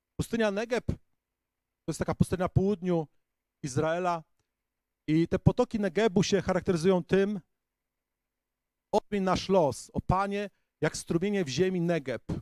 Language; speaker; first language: Polish; native; Polish